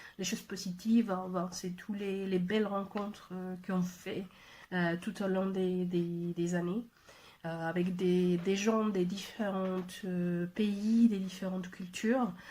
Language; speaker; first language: French; non-native, fluent; Spanish